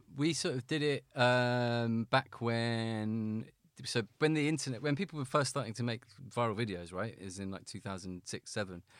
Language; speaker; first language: English; native; English